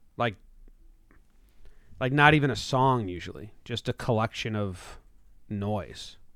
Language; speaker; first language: English; native; English